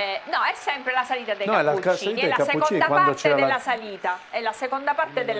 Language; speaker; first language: Italian; native; Italian